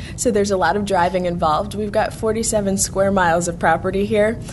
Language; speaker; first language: English; native; English